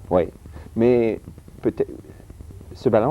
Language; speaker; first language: French; early bilingual, heritage; English